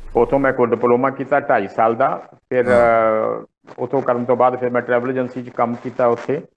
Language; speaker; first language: Punjabi; native; Punjabi